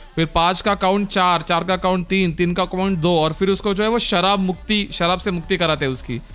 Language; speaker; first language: Hindi; non-native, local second language; Marathi